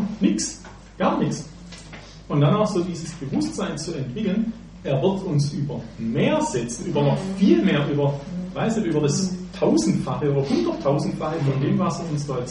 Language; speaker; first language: German; native; German